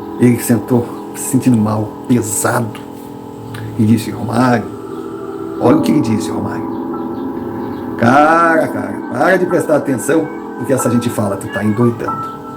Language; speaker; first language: Portuguese; non-native, fluent; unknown